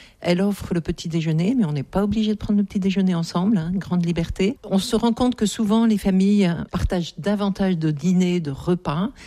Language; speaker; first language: French; native; French